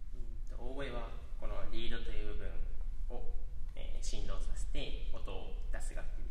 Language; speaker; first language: Japanese; native; Japanese